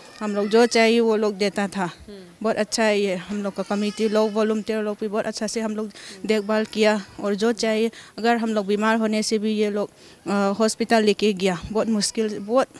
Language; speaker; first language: Hindi; non-native, local second language; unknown